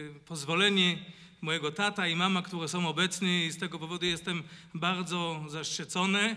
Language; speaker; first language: Polish; non-native, learner; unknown